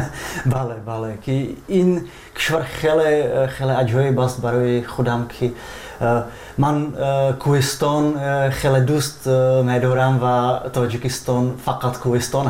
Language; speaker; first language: Persian; non-native, fluent; Czech